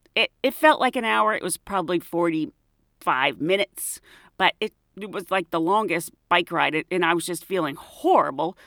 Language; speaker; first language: English; native; English